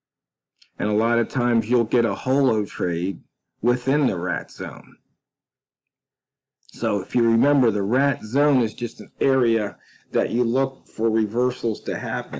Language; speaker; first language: English; native; English